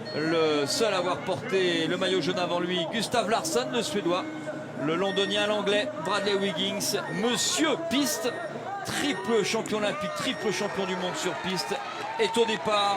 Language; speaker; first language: French; native; French